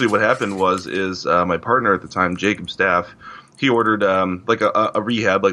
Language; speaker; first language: English; native; English